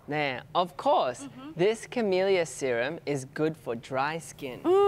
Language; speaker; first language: English; native; English